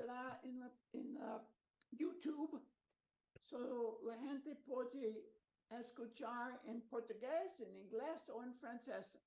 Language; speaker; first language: Portuguese; non-native, learner; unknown